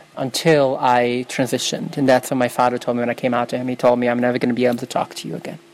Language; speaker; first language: English; early bilingual, other home language; Yiddish